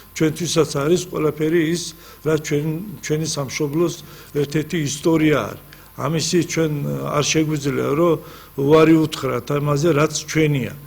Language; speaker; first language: Georgian; non-native, local second language; Azerbaijani